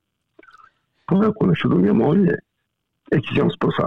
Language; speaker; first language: Italian; native; Italian